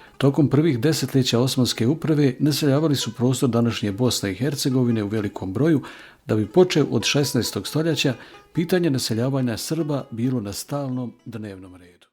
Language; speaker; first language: Bosnian; native; Bosnian